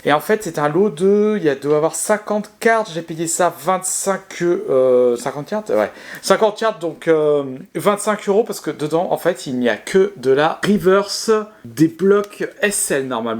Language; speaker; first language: French; native; French